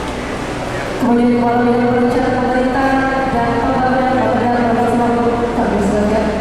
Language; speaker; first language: Indonesian; native; Indonesian